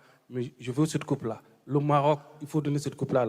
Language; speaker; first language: French; native; French